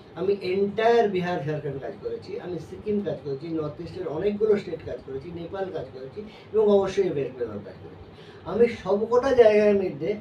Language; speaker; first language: Bangla; native; Bangla